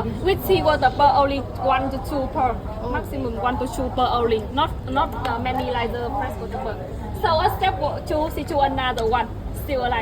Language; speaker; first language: English; non-native, learner; Vietnamese